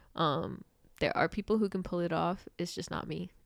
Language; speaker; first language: English; early bilingual, other home language; Urdu